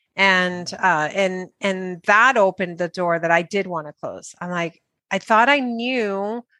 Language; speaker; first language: English; non-native, fluent; Spanish